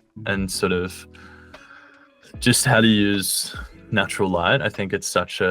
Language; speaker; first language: English; native; English